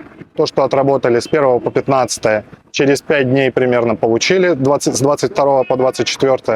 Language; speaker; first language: Russian; native; Russian